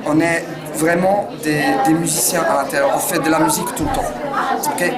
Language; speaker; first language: French; non-native, fluent; Italian